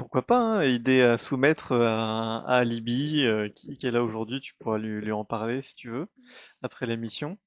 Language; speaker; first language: French; native; French